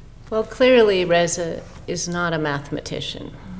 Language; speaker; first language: English; native; English